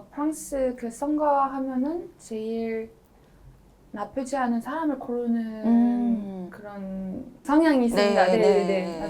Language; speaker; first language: Korean; non-native, fluent; French